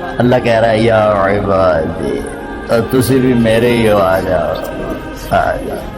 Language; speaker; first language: Urdu; non-native, local second language; Punjabi